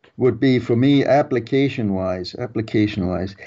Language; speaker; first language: English; early bilingual, other home language; German